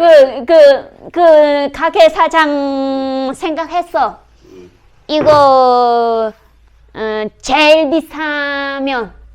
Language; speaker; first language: Korean; non-native, learner; Vietnamese